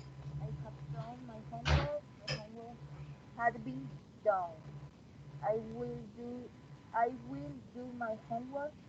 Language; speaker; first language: English; non-native, learner; Spanish